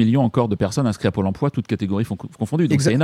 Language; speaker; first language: French; native; French